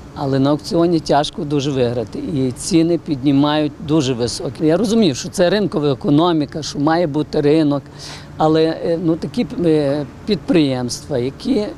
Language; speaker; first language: Ukrainian; non-native, fluent; French